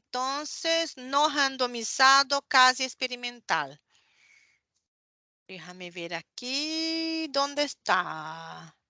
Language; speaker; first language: Spanish; non-native, fluent; Portuguese